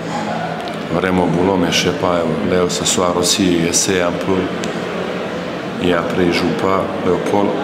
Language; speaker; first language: French; non-native, learner; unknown